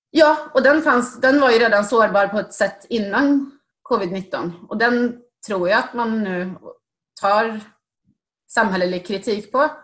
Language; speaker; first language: Swedish; native; Swedish